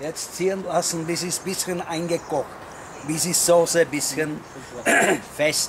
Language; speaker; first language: German; non-native, learner; Czech